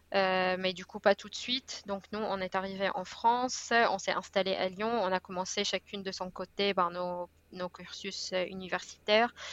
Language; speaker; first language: French; non-native, fluent; Arabic